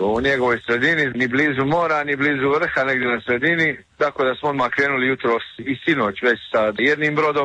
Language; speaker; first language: Serbian; native; Serbian